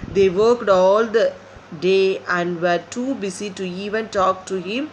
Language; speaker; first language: English; non-native, local second language; Tamil